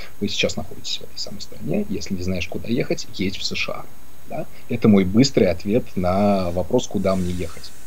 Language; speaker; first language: Russian; native; Russian